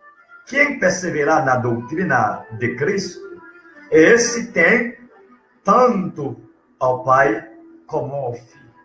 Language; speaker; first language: Portuguese; non-native, learner; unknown